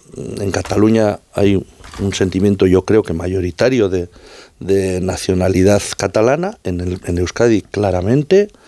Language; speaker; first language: Spanish; native; Spanish